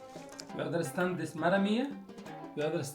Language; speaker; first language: English; non-native, learner; Arabic